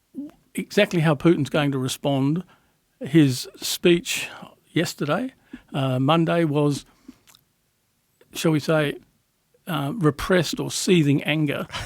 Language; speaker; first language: English; native; English